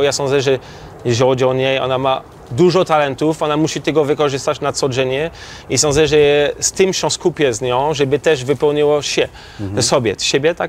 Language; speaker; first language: Polish; non-native, learner; French